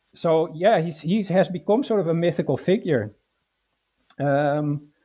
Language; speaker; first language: English; non-native, fluent; Dutch